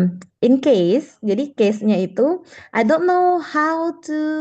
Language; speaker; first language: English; non-native, learner; Indonesian